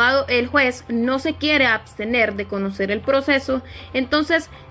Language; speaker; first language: Spanish; native; Spanish